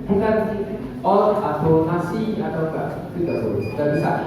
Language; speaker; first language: Indonesian; non-native, learner; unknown